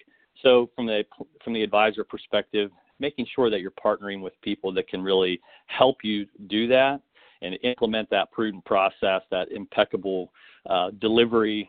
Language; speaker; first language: English; native; English